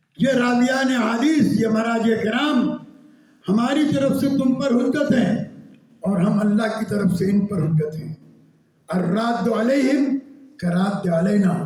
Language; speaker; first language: Urdu; non-native, local second language; Sindhi